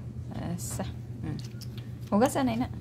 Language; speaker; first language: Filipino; non-native, local second language; Cebuano